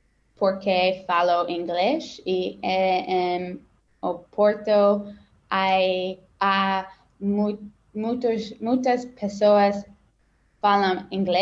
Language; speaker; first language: Portuguese; non-native, learner; English